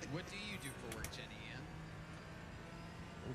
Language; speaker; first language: English; native; English